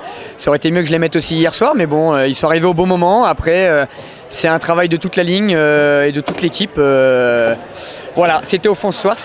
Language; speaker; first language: French; native; French